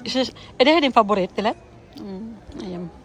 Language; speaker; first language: Swedish; non-native, fluent; Filipino